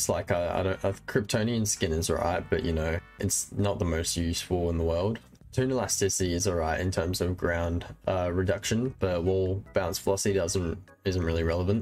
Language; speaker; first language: English; native; English